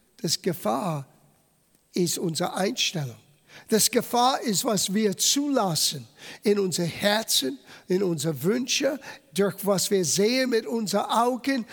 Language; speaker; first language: German; non-native, fluent; English